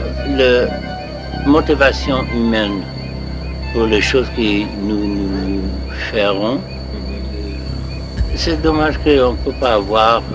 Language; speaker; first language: French; non-native, learner; English